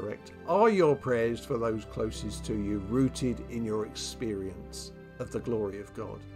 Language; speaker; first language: English; native; English